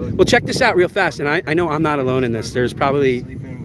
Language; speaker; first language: English; native; English